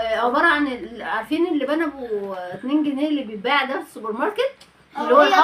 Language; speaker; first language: Arabic; native; Arabic